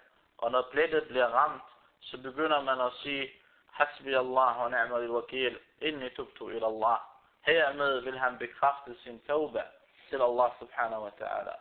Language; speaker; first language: Danish; non-native, fluent; Arabic